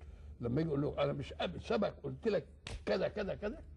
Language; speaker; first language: Arabic; native; Arabic